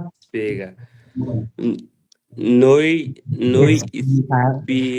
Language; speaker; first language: Italian; non-native, learner; Bangla